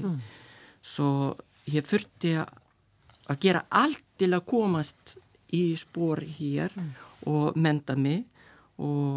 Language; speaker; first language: Icelandic; non-native, learner; Lithuanian